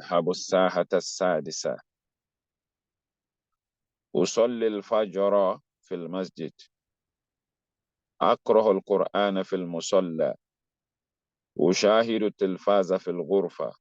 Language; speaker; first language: Arabic; non-native, fluent; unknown